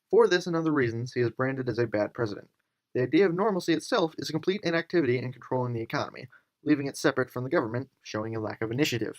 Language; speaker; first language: English; native; English